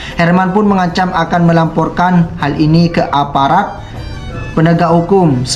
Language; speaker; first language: Malay; non-native, local second language; Madurese